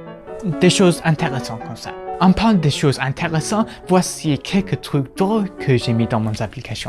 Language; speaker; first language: French; non-native, fluent; English